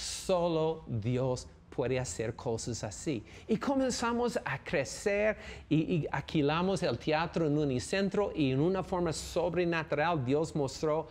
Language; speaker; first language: Spanish; non-native, fluent; English